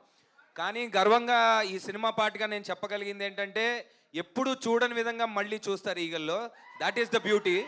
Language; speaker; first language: Telugu; native; Telugu